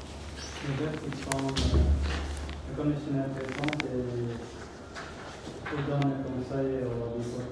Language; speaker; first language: French; non-native, learner; Khmer